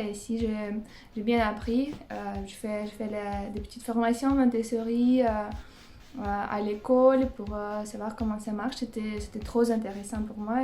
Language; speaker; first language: French; non-native, fluent; Russian